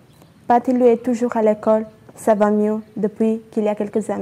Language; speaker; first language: French; non-native, learner; Albanian